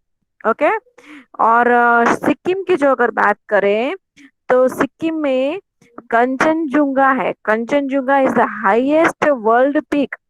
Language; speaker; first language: Hindi; non-native, local second language; Gujarati